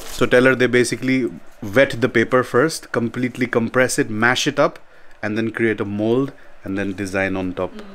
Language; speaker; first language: English; non-native, local second language; Hindi